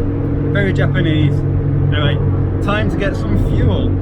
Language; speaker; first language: English; native; English